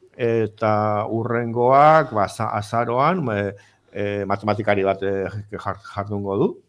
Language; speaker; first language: Basque; native; Basque